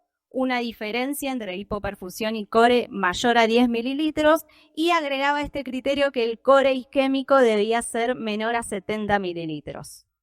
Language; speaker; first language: Spanish; native; Spanish